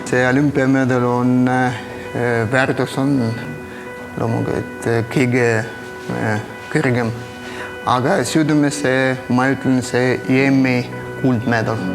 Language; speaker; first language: Estonian; non-native, local second language; Russian